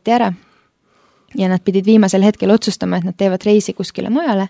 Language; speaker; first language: Estonian; early bilingual, other home language; Finnish